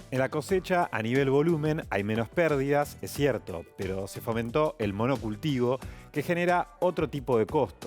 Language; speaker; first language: Spanish; native; Spanish